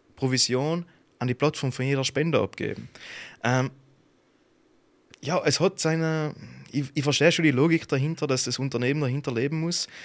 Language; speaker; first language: German; native; German